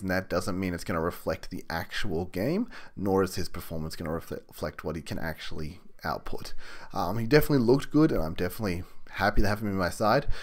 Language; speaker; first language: English; native; English